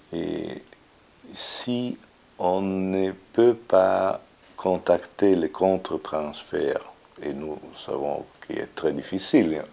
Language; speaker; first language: French; non-native, fluent; Italian